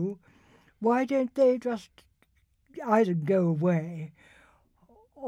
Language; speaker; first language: English; native; English